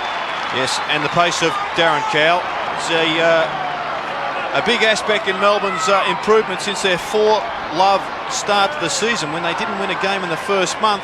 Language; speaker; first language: English; native; English